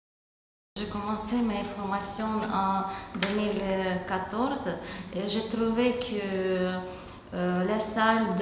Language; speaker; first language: French; non-native, fluent; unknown